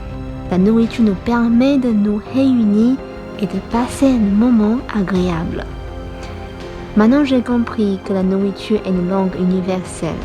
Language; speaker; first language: French; non-native, fluent; Chinese